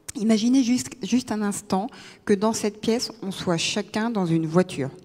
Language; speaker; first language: French; native; French